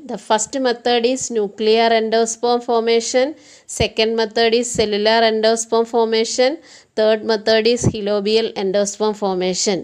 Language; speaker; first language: English; non-native, local second language; Malayalam